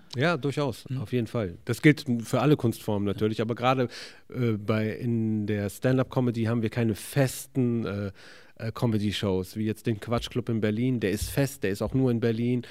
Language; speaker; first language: German; early bilingual, other home language; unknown